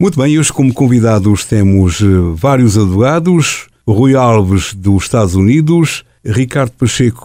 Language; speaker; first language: Portuguese; native; Portuguese